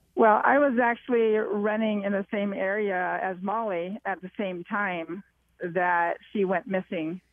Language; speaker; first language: English; native; English